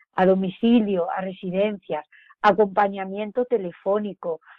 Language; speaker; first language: Spanish; native; Spanish